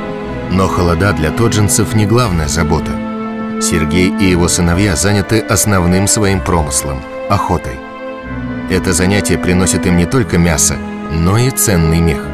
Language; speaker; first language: Russian; native; Russian